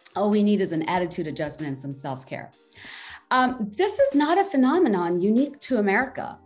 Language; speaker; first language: English; non-native, local second language; Bangla